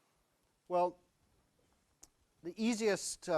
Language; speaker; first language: English; native; English